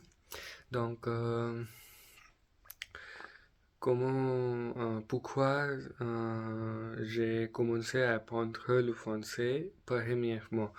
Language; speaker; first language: French; non-native, learner; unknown